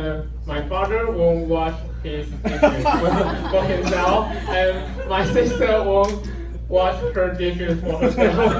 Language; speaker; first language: English; non-native, learner; Chinese